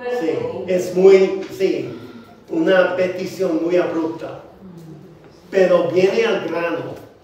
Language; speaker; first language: Spanish; non-native, fluent; English